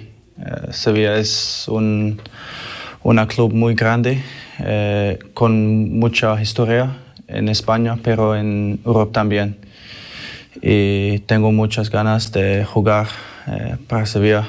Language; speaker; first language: Spanish; non-native, fluent; English